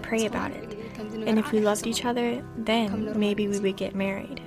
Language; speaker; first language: English; non-native, fluent; Arabic